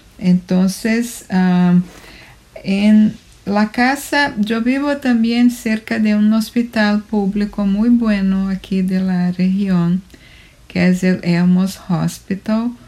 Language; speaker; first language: Spanish; non-native, fluent; Portuguese